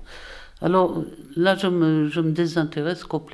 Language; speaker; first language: French; native; French